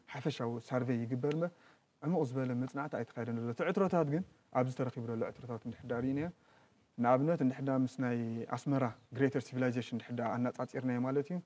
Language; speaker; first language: Tigrinya; native; Tigrinya